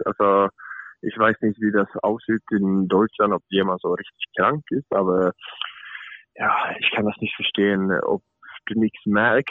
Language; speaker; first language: German; non-native, fluent; Swedish